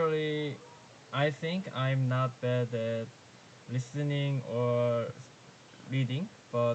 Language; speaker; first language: English; non-native, learner; Korean